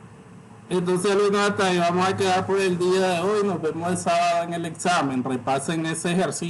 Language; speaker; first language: Spanish; native; Spanish